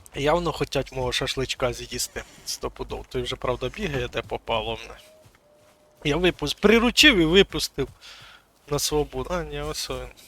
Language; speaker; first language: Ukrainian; native; Ukrainian